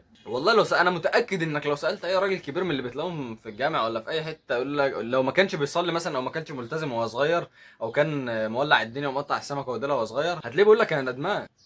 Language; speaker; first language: Arabic; native; Arabic